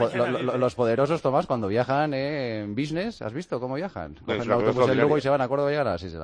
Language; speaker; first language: Spanish; native; Spanish